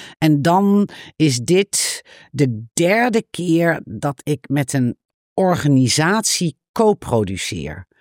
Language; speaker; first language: Dutch; native; Dutch